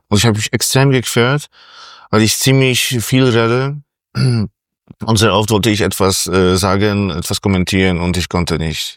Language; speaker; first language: German; non-native, fluent; Polish